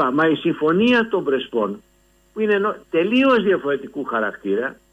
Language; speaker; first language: Greek; native; Greek